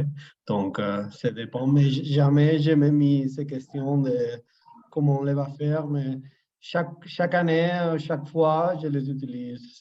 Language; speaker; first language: French; non-native, fluent; Catalan